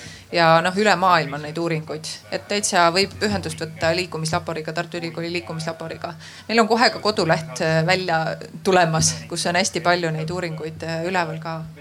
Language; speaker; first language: Estonian; native; Estonian